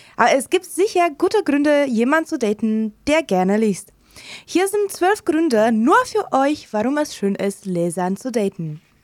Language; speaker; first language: German; non-native, fluent; Romanian